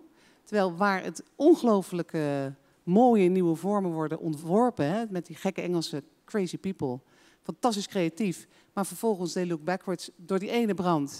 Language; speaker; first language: Dutch; native; Dutch